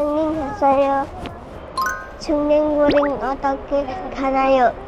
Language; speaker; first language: Korean; non-native, learner; Nepali